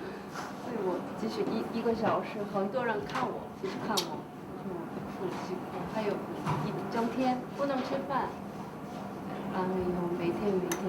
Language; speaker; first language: Chinese; non-native, learner; Korean